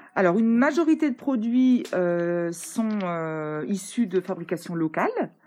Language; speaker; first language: French; native; French